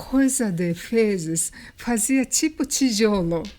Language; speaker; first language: Portuguese; non-native, learner; Japanese